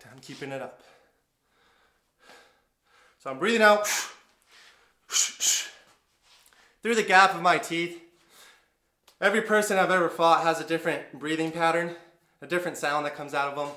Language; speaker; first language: English; native; English